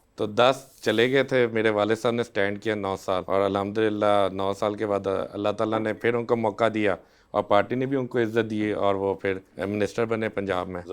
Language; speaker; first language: Urdu; non-native, local second language; Punjabi